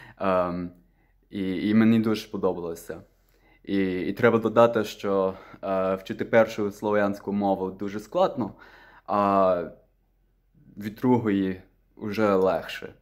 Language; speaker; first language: Ukrainian; non-native, fluent; Dutch